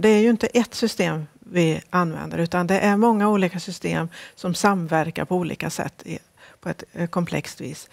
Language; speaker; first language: Swedish; native; Swedish